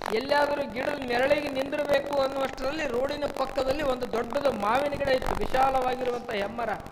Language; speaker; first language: Kannada; native; Kannada